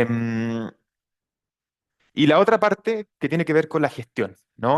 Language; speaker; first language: Spanish; native; Spanish